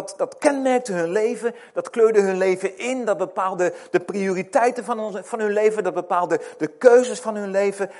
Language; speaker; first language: Dutch; native; Dutch